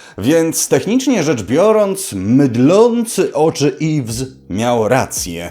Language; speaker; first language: Polish; native; Polish